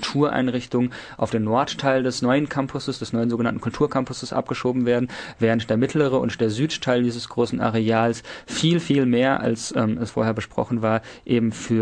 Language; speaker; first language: German; native; German